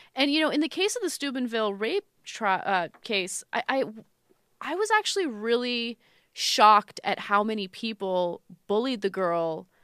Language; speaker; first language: English; early bilingual, other home language; Armenian